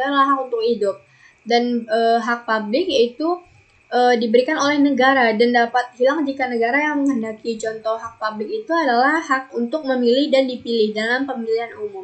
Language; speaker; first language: Indonesian; native; Indonesian